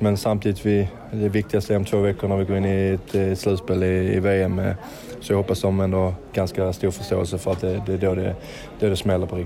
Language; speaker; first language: Swedish; native; Swedish